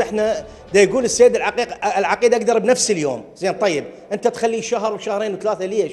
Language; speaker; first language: Arabic; native; Arabic